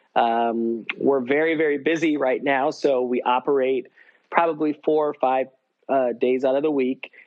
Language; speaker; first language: English; native; English